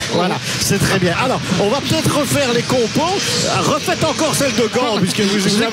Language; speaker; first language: French; native; French